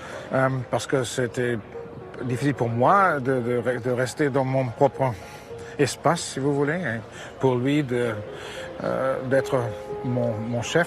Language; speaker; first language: French; non-native, fluent; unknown